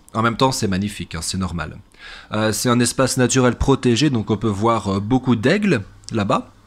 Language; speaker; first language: French; native; French